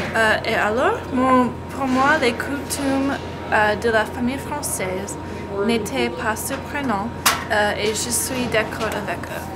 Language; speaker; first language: French; non-native, learner; English